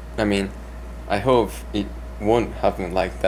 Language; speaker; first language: English; non-native, learner; Japanese